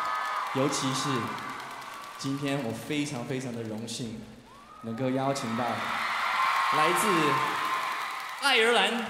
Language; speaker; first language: Chinese; early bilingual, heritage; English